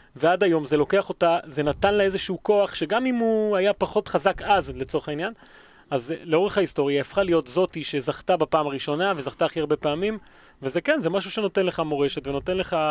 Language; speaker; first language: Hebrew; early bilingual, other home language; Spanish